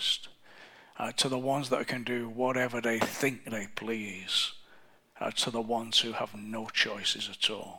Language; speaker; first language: English; native; English